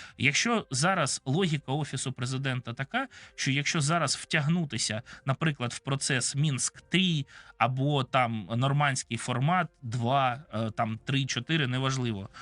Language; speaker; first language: Ukrainian; non-native, local second language; Russian